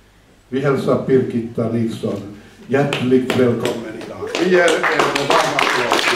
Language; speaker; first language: Swedish; non-native, fluent; Finnish